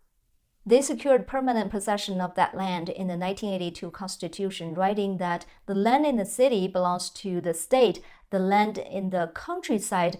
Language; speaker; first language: English; non-native, fluent; Chinese